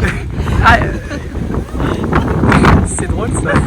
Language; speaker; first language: French; native; French